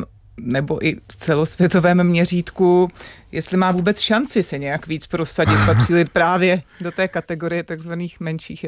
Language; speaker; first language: Czech; native; Czech